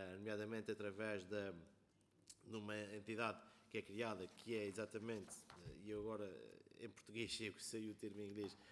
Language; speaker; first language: Portuguese; native; Portuguese